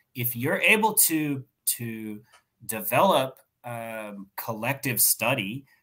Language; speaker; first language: English; native; English